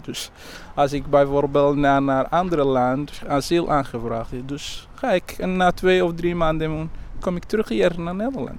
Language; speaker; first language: Dutch; non-native, learner; Somali